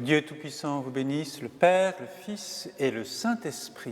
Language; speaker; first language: French; native; French